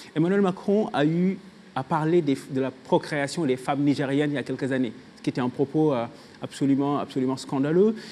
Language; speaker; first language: French; non-native, local second language; Wolof